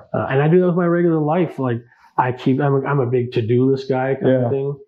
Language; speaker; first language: English; native; English